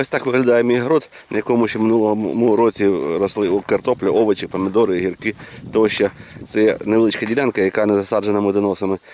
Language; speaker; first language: Ukrainian; native; Ukrainian